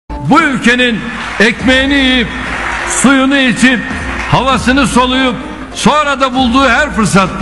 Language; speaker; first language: Turkish; native; Turkish